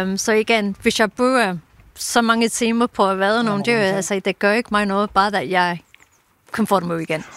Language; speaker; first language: Danish; non-native, fluent; English